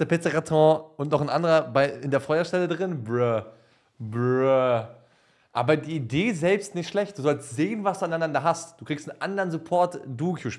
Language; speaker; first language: German; native; German